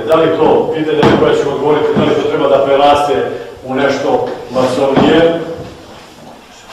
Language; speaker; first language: Bosnian; native; Bosnian